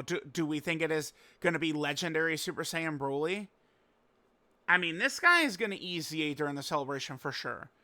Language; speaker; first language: English; native; English